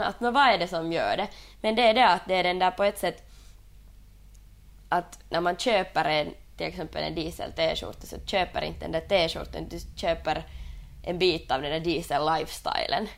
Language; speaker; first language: Swedish; non-native, local second language; Finnish